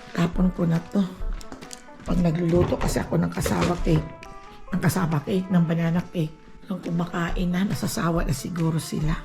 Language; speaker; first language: Filipino; non-native, local second language; Cebuano